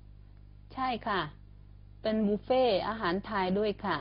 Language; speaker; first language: Thai; non-native, fluent; Chinese